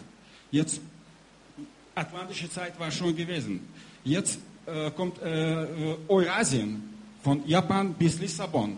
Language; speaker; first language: German; non-native, learner; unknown